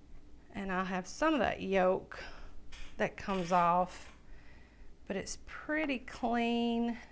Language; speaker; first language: English; native; English